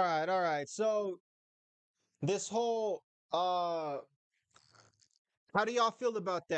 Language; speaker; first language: English; native; English